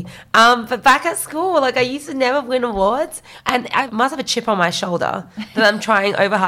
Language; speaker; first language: English; early bilingual, other home language; Chinese